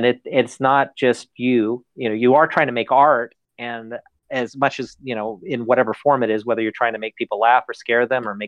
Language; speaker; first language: English; native; English